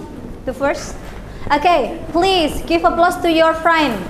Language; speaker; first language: English; non-native, learner; Indonesian